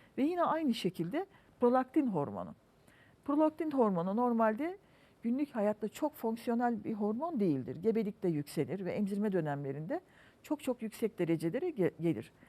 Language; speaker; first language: Turkish; native; Turkish